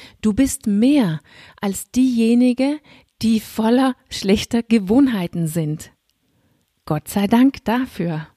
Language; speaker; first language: German; non-native, fluent; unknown